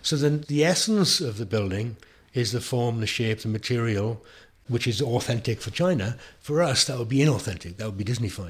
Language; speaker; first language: English; native; English